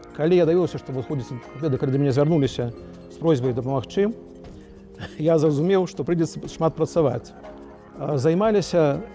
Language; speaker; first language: Belarusian; native; Belarusian